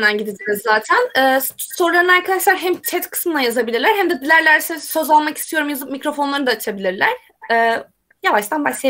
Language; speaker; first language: Turkish; native; Turkish